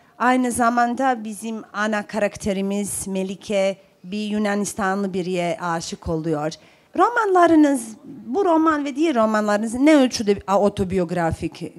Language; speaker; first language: Turkish; non-native, fluent; Bosnian